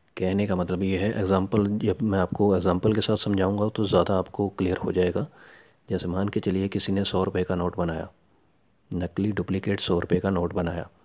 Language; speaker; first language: Hindi; non-native, local second language; Punjabi